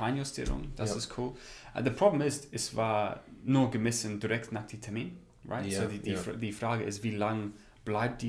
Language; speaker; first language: German; non-native, learner; English